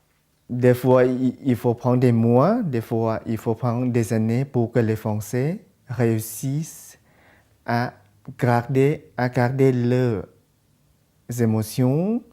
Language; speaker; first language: French; non-native, fluent; Thai